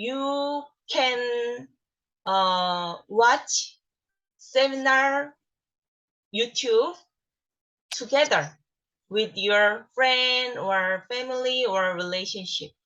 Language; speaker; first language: English; non-native, learner; Korean